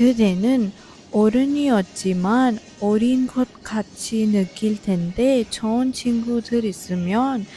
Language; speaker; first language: Korean; non-native, fluent; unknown